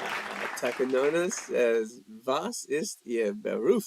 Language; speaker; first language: German; non-native, learner; English